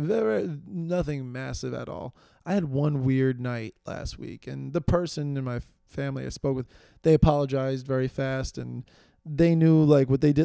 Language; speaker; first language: English; native; English